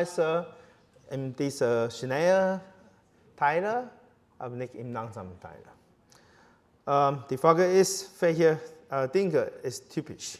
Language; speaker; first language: German; non-native, learner; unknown